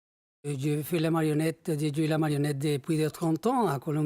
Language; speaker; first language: French; non-native, learner; Spanish